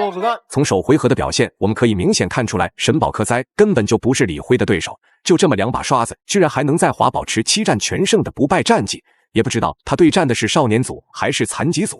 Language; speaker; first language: Chinese; native; Chinese